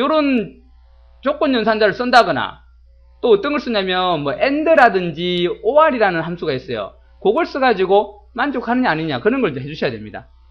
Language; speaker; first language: Korean; native; Korean